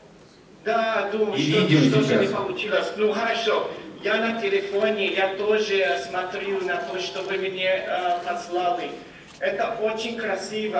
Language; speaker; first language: Russian; non-native, fluent; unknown